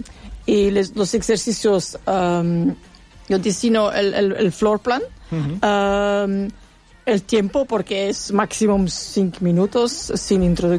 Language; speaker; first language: Spanish; non-native, learner; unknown